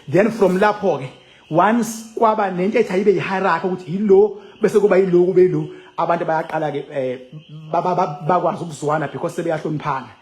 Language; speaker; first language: Zulu; native; Zulu